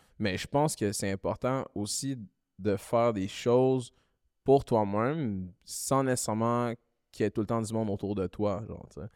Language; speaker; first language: French; early bilingual, other home language; Malagasy